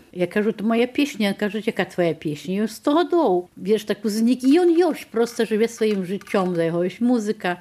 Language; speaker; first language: Belarusian; native; Belarusian